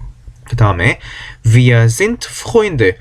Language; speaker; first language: German; non-native, fluent; Korean